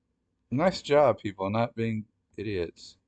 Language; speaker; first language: English; native; English